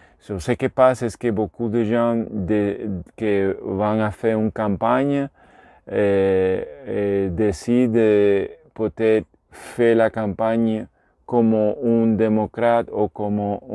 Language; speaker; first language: French; non-native, learner; Spanish